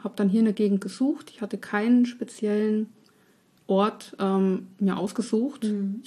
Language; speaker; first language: German; native; German